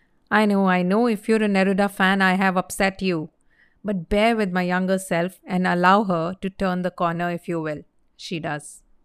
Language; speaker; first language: English; non-native, local second language; Hindi